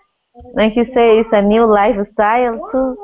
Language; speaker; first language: English; non-native, learner; Spanish